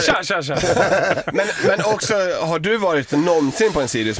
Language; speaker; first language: Swedish; native; Swedish